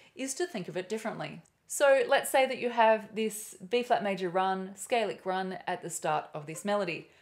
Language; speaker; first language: English; native; English